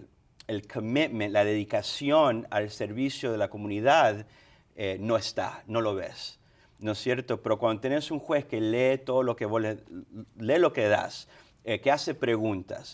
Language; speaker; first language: Spanish; early bilingual, other home language; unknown